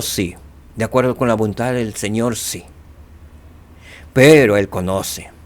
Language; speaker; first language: Spanish; native; Spanish